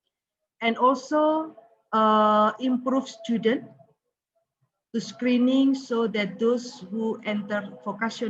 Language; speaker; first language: English; non-native, learner; Indonesian